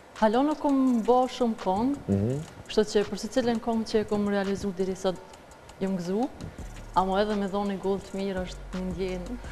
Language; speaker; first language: Albanian; early bilingual, heritage; Albanian